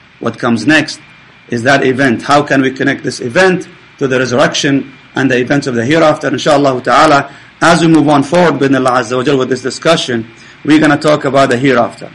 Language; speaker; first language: English; non-native, fluent; Arabic